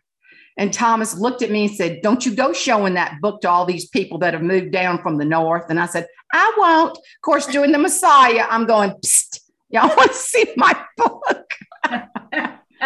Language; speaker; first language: English; native; English